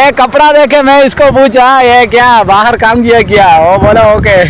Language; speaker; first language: Hindi; non-native, local second language; Malayalam